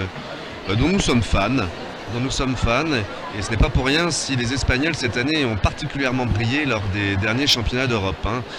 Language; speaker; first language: French; native; French